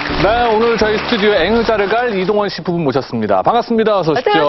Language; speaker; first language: Korean; native; Korean